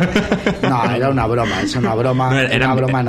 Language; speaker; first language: Spanish; native; Spanish